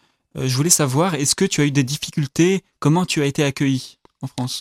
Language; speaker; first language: French; native; French